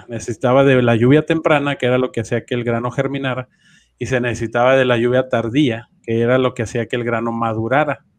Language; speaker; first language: Spanish; native; Spanish